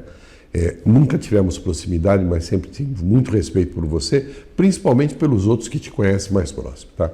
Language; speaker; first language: Portuguese; native; Portuguese